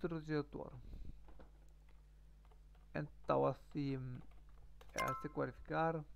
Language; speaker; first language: Portuguese; non-native, learner; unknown